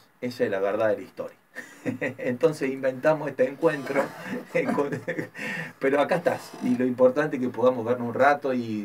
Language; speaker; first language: Spanish; native; Spanish